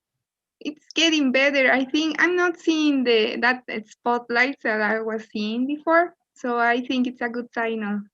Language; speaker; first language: English; non-native, learner; Spanish